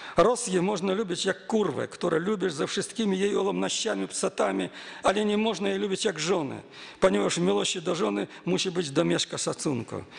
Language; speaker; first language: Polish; non-native, fluent; Russian